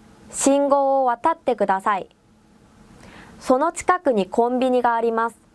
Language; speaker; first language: Japanese; non-native, fluent; Korean